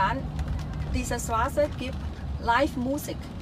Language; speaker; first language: German; non-native, learner; Cantonese